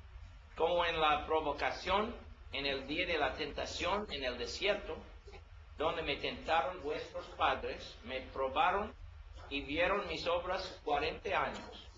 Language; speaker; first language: Spanish; non-native, learner; English